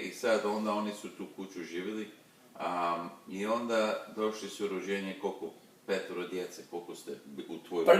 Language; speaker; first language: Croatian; early bilingual, heritage; Croatian